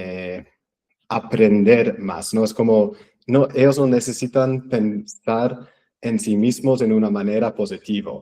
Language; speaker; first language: Spanish; non-native, fluent; English